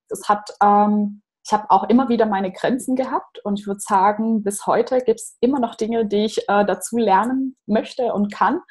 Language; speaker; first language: German; non-native, fluent; Portuguese